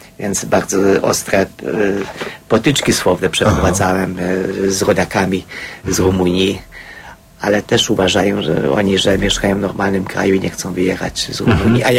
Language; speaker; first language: Polish; non-native, fluent; Hungarian